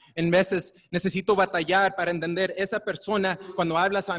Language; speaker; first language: Spanish; early bilingual, heritage; Spanish